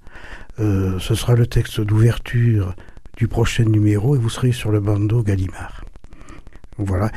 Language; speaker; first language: French; native; French